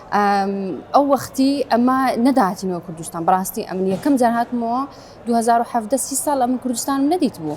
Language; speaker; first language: Central Kurdish; native; Central Kurdish